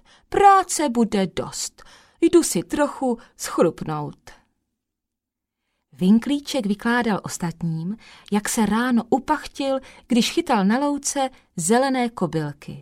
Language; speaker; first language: Czech; native; Czech